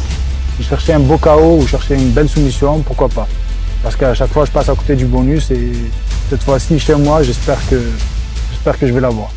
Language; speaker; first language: French; native; French